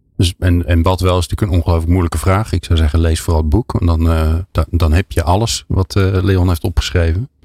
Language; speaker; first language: Dutch; native; Dutch